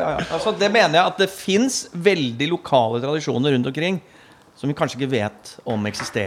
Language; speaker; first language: Norwegian; native; Norwegian